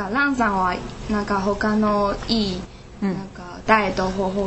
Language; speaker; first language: Japanese; non-native, learner; Chinese